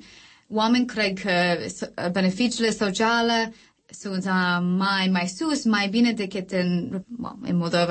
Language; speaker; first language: Romanian; non-native, learner; English